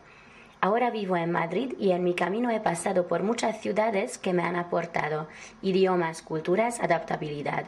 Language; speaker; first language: Spanish; non-native, fluent; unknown